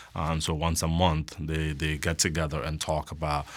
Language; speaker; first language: English; non-native, local second language; Akan